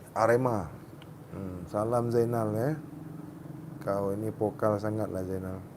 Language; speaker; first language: Malay; native; Malay